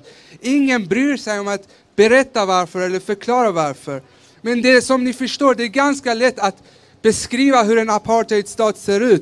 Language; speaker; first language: Swedish; early bilingual, other home language; Persian